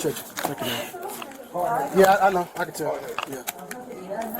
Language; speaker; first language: English; native; English